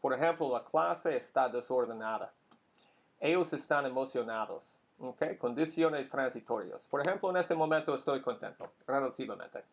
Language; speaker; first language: Spanish; non-native, fluent; English